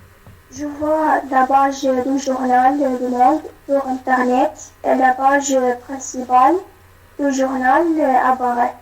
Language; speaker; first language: French; non-native, learner; Arabic